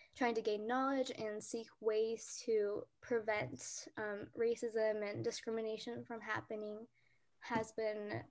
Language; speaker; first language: English; early bilingual, other home language; Korean